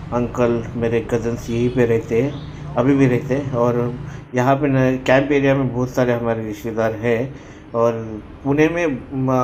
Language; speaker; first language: Hindi; non-native, local second language; Marathi